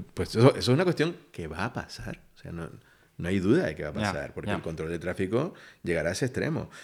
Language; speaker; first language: Spanish; native; Spanish